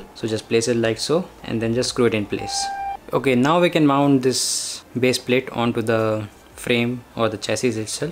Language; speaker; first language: English; non-native, local second language; Hindi